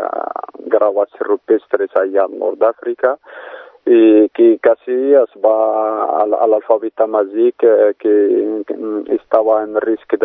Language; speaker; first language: Catalan; non-native, fluent; Berber languages